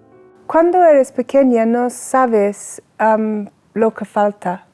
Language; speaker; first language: Spanish; non-native, fluent; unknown